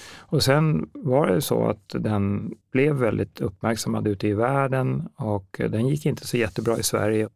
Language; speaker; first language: Swedish; native; Swedish